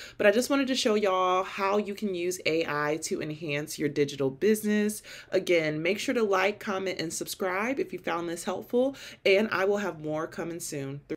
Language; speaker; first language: English; native; English